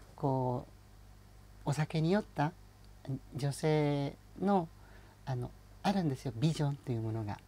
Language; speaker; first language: Japanese; native; Japanese